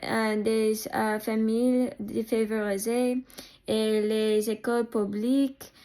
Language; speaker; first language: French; non-native, learner; English